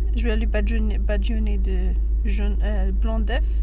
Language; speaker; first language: French; non-native, local second language; Arabic